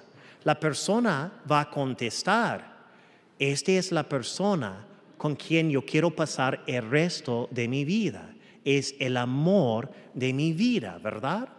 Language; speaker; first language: Spanish; early bilingual, heritage; English